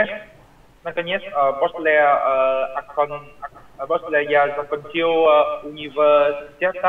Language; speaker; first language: Russian; non-native, learner; Vietnamese